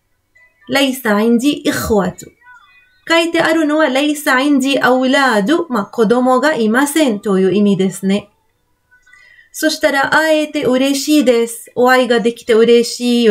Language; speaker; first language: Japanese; non-native, fluent; Arabic